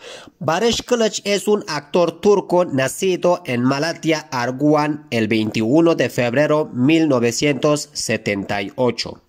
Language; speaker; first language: Spanish; non-native, fluent; Turkish